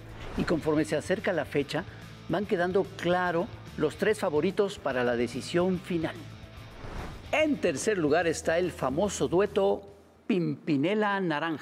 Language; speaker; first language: Spanish; native; Spanish